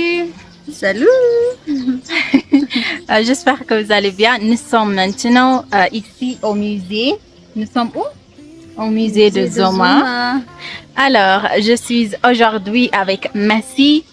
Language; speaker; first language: French; non-native, learner; Amharic